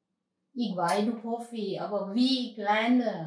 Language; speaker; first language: German; non-native, learner; Thai